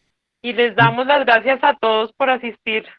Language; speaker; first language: Spanish; native; Spanish